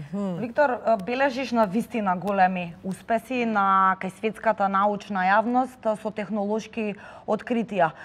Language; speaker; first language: Macedonian; native; Macedonian